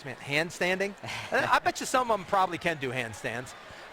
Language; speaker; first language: English; native; English